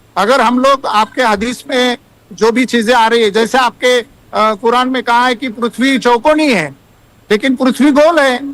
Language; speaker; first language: Hindi; non-native, local second language; Marathi